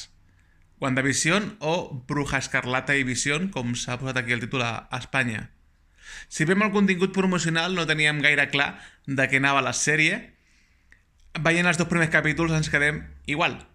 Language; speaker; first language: Catalan; native; Catalan